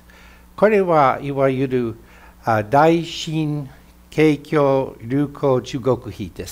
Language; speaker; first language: Japanese; non-native, fluent; English